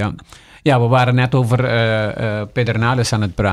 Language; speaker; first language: Dutch; non-native, local second language; Papiamento